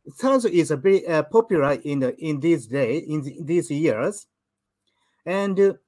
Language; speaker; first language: English; non-native, learner; Japanese